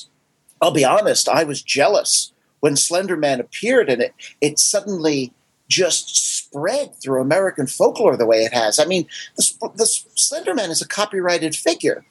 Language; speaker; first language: English; native; English